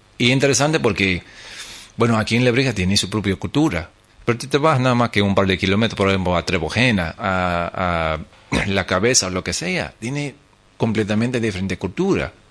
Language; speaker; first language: Spanish; non-native, fluent; English